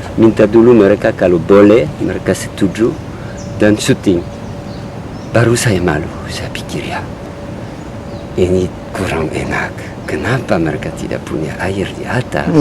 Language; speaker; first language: Indonesian; non-native, learner; French